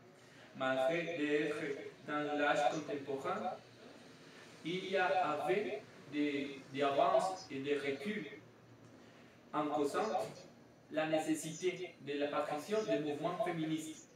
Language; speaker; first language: French; non-native, learner; Spanish